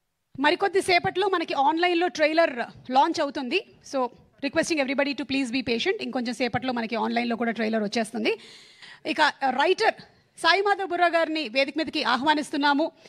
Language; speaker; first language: Telugu; native; Telugu